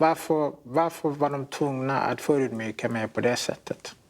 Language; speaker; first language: Swedish; non-native, fluent; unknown